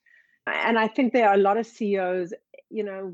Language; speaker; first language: English; native; English